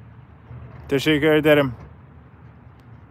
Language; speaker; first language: Turkish; non-native, learner; English